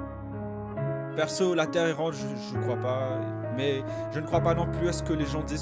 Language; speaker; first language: French; native; French